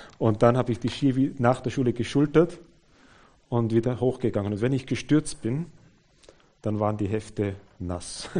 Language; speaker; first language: German; native; German